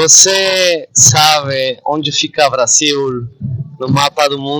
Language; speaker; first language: Portuguese; non-native, fluent; Spanish